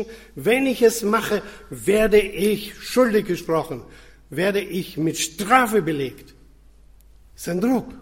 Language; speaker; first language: German; non-native, fluent; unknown